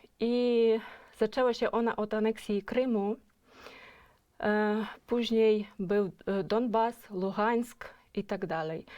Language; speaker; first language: Polish; non-native, fluent; Ukrainian